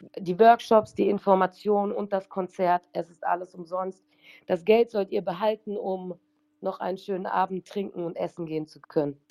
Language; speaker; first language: German; native; German